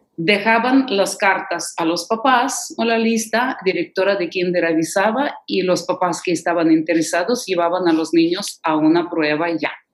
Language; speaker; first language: Spanish; non-native, fluent; Russian